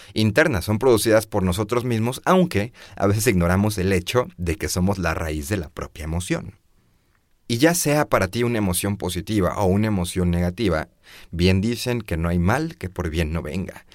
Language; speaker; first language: Spanish; native; Spanish